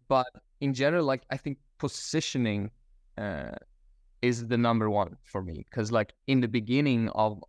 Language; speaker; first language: English; non-native, fluent; Swedish